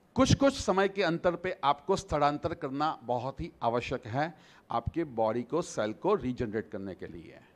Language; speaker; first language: Hindi; non-native, local second language; Gujarati